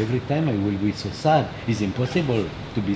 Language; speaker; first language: English; non-native, learner; French